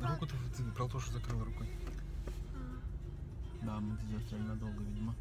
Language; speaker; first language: Russian; native; Russian